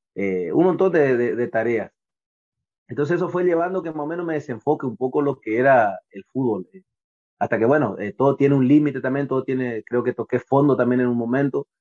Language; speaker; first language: Spanish; native; Spanish